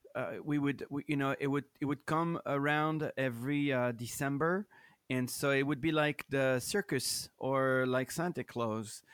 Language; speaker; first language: English; non-native, fluent; French